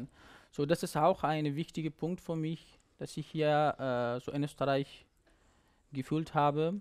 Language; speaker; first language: German; non-native, learner; Persian